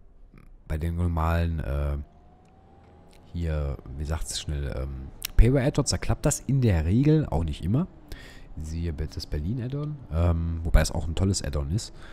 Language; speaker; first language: German; native; German